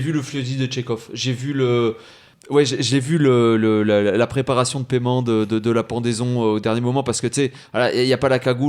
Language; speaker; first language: French; native; French